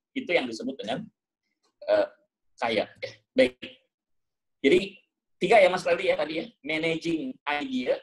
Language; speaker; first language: Indonesian; native; Indonesian